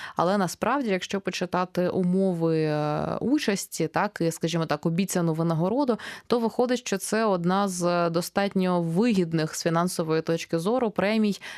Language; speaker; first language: Ukrainian; native; Ukrainian